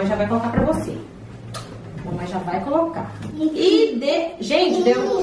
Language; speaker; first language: Portuguese; native; Portuguese